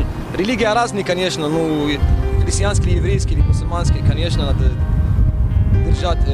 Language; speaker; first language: Russian; non-native, learner; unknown